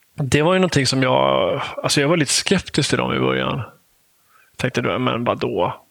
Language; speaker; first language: Swedish; native; Swedish